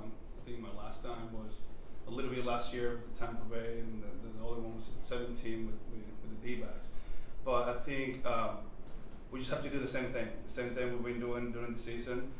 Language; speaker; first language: English; non-native, fluent; Spanish